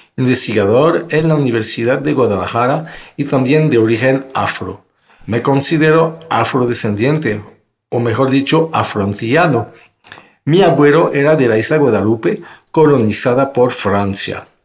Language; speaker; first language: Spanish; non-native, fluent; French